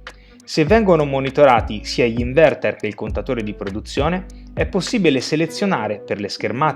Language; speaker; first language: Italian; native; Italian